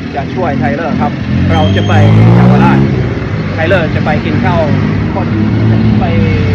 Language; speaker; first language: Thai; non-native, learner; English